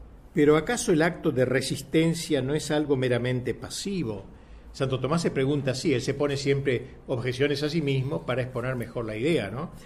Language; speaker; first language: Spanish; native; Spanish